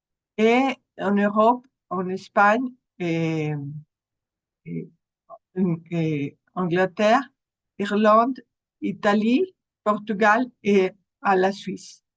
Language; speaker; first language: French; non-native, fluent; Spanish